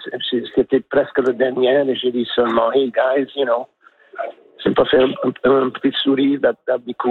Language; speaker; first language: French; non-native, learner; English